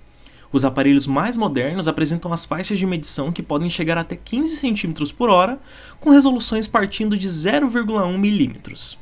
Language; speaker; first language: Portuguese; native; Portuguese